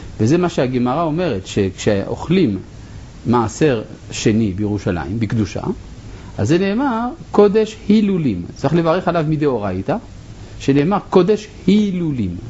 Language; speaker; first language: Hebrew; non-native, fluent; French